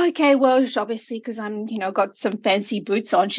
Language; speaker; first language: English; native; English